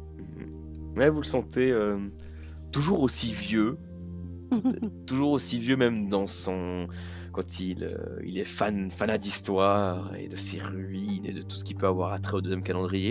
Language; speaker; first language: French; native; French